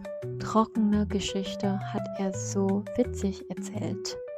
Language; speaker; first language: German; non-native, fluent; Vietnamese